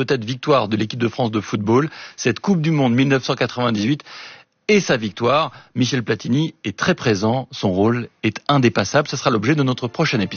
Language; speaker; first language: French; native; French